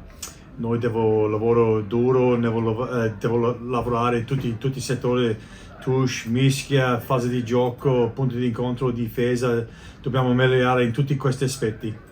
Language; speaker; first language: Italian; non-native, learner; English